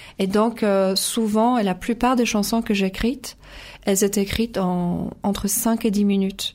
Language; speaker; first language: French; non-native, fluent; Polish